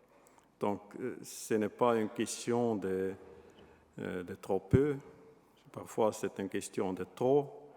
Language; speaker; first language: French; non-native, fluent; Estonian